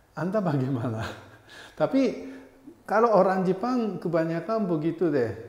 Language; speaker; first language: Indonesian; non-native, fluent; Japanese